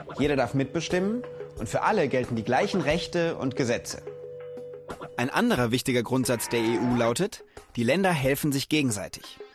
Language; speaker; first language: German; native; German